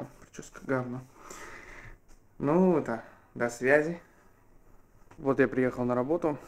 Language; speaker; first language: Russian; native; Russian